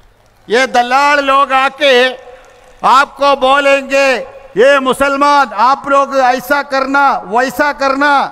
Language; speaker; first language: Hindi; non-native, local second language; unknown